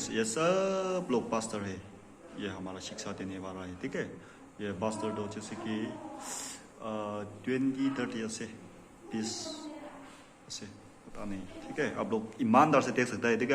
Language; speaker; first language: Hindi; non-native, local second language; Tangkhul Naga (India)